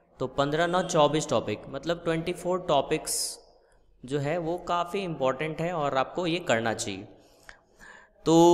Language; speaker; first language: Hindi; native; Hindi